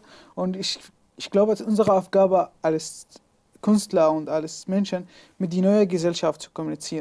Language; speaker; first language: German; non-native, learner; Arabic